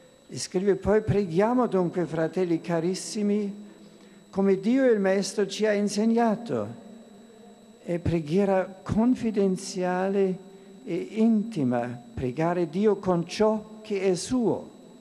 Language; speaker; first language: Italian; non-native, fluent; German